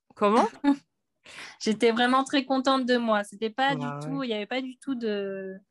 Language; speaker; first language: French; native; French